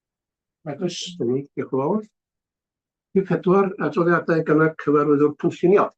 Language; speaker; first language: Welsh; native; Welsh